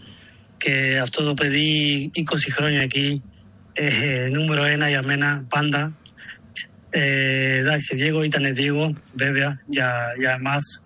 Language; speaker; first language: Greek; non-native, learner; Spanish